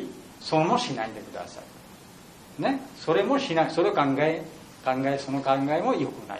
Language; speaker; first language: Japanese; non-native, learner; Bangla